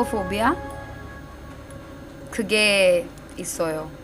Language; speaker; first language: Korean; non-native, learner; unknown